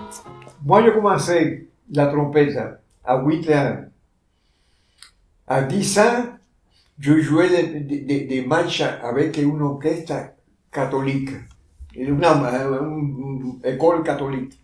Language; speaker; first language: French; non-native, fluent; Spanish